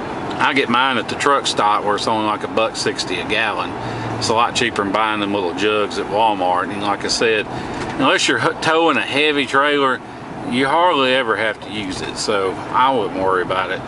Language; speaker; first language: English; native; English